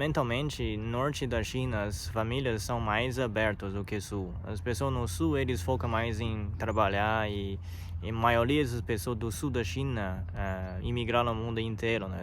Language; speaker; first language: Portuguese; non-native, learner; Chinese